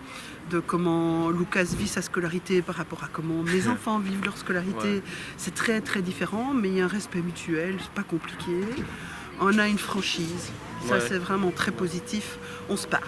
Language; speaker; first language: French; native; French